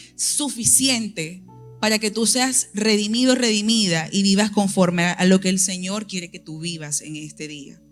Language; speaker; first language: Spanish; native; Spanish